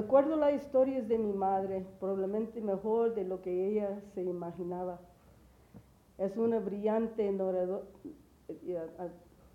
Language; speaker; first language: Spanish; early bilingual, heritage; English